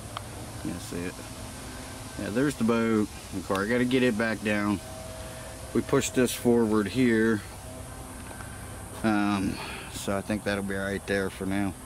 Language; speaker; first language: English; native; English